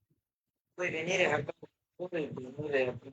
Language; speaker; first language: Italian; non-native, learner; Bangla